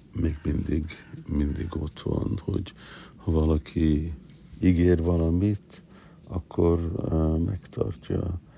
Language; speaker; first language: Hungarian; early bilingual, heritage; Hungarian